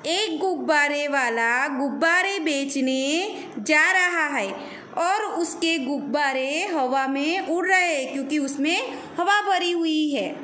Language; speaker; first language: Hindi; non-native, local second language; Gujarati